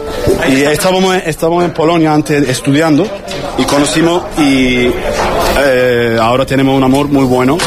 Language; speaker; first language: Spanish; non-native, learner; Turkish